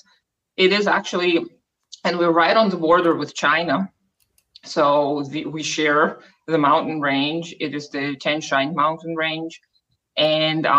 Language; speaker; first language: English; non-native, fluent; Russian